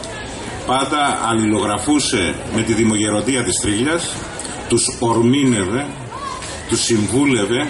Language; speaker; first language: Greek; native; Greek